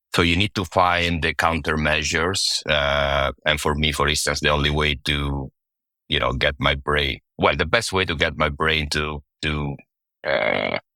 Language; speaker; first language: English; non-native, fluent; Italian